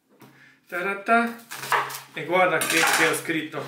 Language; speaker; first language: Italian; non-native, learner; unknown